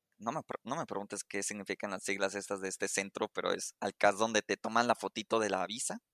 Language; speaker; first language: Spanish; native; Spanish